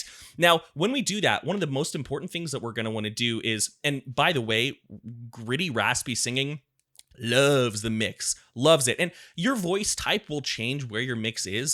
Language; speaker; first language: English; native; English